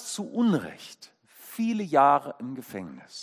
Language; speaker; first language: German; native; German